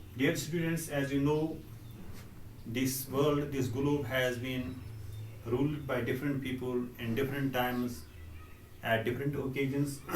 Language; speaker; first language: English; non-native, local second language; Urdu